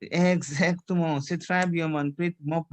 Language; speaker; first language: French; non-native, fluent; Hindi